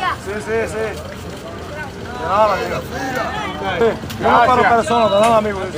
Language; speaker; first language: Spanish; non-native, learner; Bulgarian